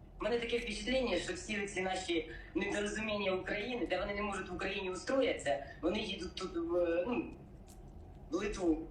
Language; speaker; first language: Ukrainian; native; Ukrainian